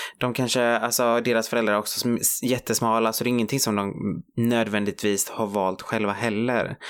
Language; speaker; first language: Swedish; early bilingual, other home language; Spanish